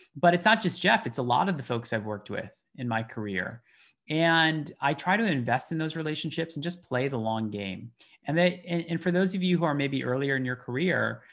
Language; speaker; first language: English; native; English